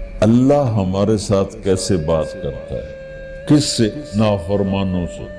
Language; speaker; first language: Urdu; non-native, local second language; Punjabi